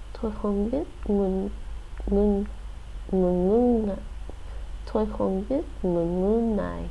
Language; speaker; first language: Vietnamese; non-native, learner; English